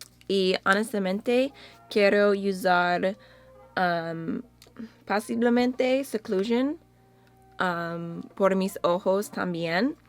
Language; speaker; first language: Spanish; non-native, learner; English